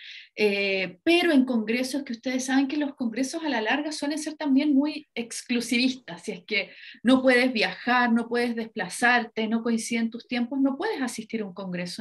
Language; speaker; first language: Spanish; native; Spanish